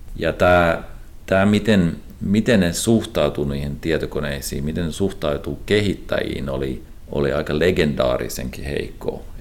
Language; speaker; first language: Finnish; native; Finnish